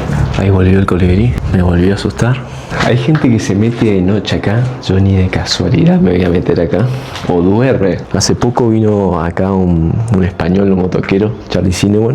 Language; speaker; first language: Spanish; native; Spanish